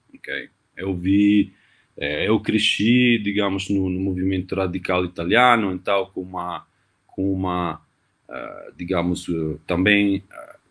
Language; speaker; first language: Portuguese; non-native, fluent; Italian